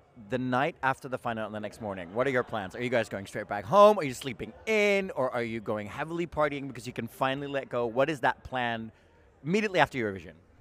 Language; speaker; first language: English; non-native, fluent; Dutch